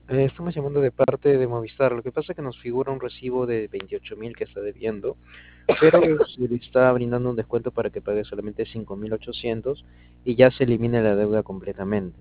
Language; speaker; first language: Spanish; native; Spanish